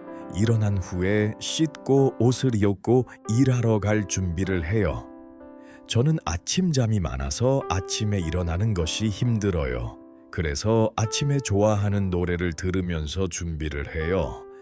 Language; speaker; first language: Korean; non-native, fluent; Uzbek